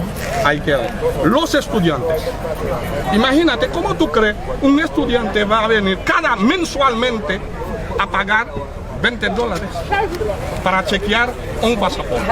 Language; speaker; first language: Spanish; non-native, fluent; Haitian Creole